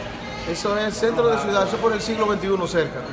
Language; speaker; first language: Spanish; native; Spanish